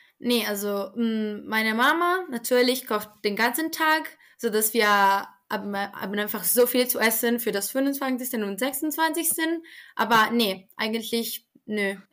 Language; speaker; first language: German; non-native, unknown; Italian